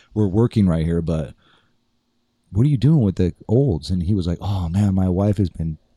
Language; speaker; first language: English; native; English